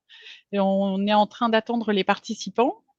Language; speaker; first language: French; native; French